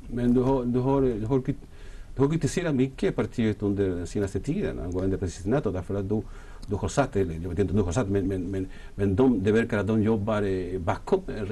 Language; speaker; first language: Swedish; non-native, fluent; Spanish